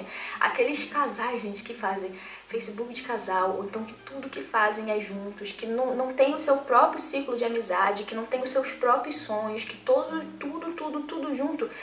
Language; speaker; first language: Portuguese; native; Portuguese